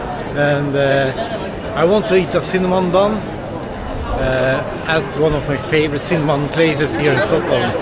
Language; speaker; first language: English; non-native, fluent; Swedish